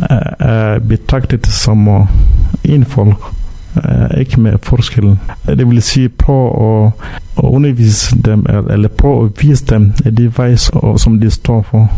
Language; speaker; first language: Danish; non-native, fluent; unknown